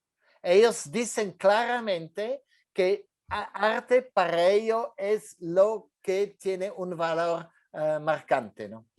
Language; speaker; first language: Spanish; non-native, fluent; French